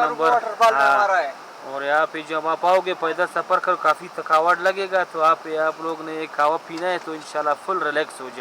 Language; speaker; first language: Hindi; non-native, local second language; Pashto